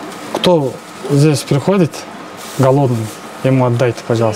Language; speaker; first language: Russian; non-native, learner; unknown